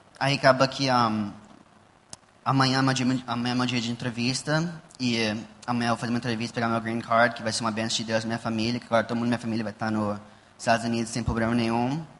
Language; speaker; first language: Portuguese; early bilingual, heritage; Portuguese